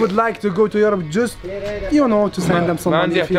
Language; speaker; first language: English; non-native, learner; Arabic